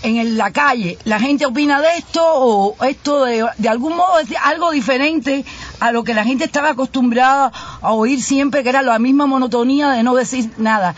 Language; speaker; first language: Spanish; native; Spanish